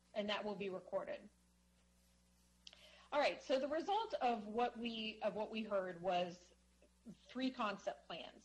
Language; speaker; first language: English; native; English